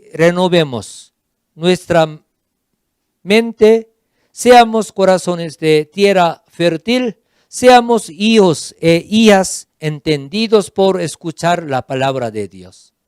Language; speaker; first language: Spanish; non-native, fluent; Korean